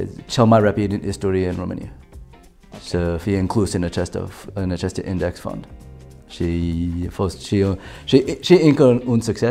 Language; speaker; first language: Romanian; non-native, learner; English